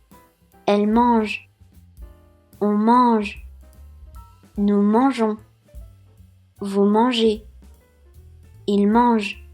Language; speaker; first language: French; non-native, fluent; Japanese